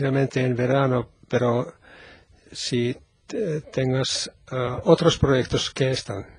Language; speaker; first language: Spanish; non-native, learner; Finnish